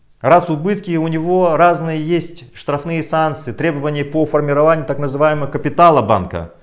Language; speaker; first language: Russian; non-native, local second language; Kazakh